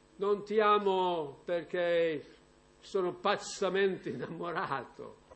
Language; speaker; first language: Italian; non-native, fluent; English